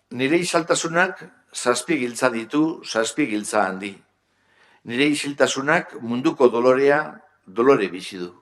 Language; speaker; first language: Basque; native; Basque